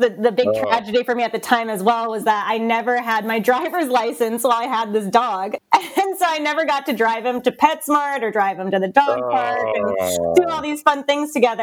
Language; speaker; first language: English; native; English